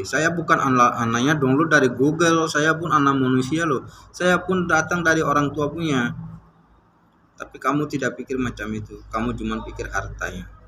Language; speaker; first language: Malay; non-native, learner; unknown